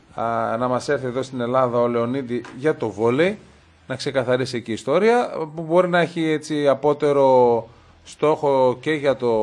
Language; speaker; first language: Greek; native; Greek